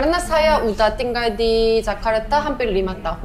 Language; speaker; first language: Indonesian; non-native, learner; Korean